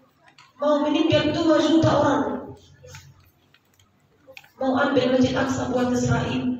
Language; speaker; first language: Indonesian; non-native, learner; Arabic